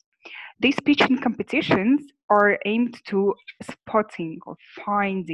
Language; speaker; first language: English; non-native, fluent; Ukrainian